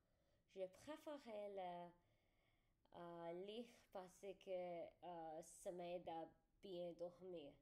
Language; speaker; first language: French; non-native, learner; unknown